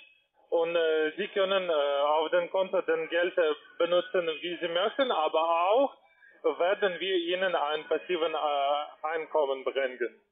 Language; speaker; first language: German; non-native, learner; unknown